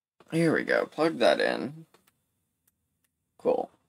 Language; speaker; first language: English; native; English